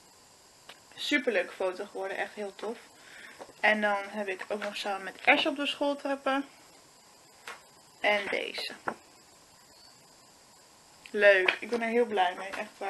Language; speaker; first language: Dutch; native; Dutch